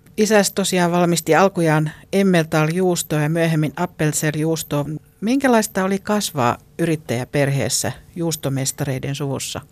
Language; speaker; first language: Finnish; native; Finnish